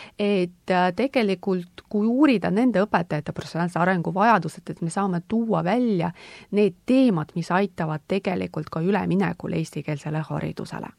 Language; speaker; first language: Estonian; non-native, local second language; Russian